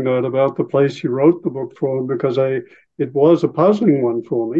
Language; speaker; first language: English; native; English